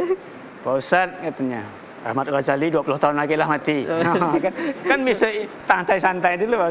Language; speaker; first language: Indonesian; native; Indonesian